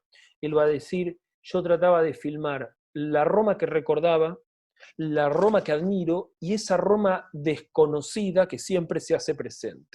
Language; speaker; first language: Spanish; native; Spanish